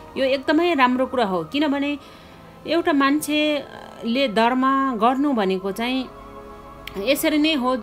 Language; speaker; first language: Nepali; non-native, local second language; Sherpa